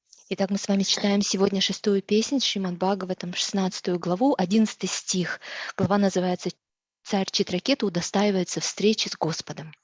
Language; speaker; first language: Russian; native; Russian